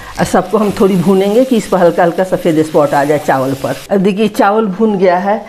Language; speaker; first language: Hindi; native; Hindi